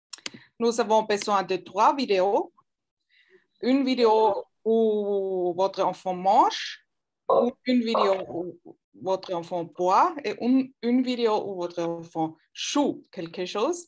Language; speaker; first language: French; non-native, fluent; German